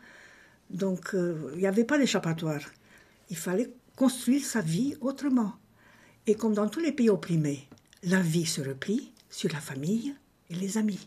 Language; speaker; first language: French; non-native, fluent; Romanian